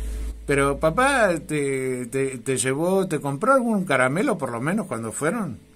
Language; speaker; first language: Spanish; native; Spanish